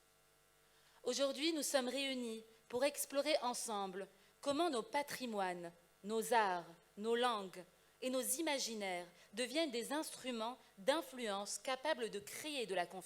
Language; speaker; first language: French; non-native, local second language; Arabic